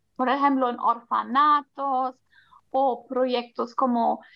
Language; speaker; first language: Spanish; non-native, fluent; German